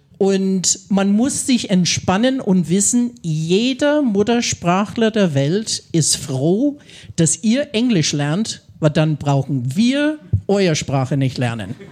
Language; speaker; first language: German; non-native, fluent; English